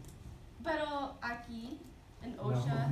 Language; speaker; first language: Spanish; non-native, fluent; English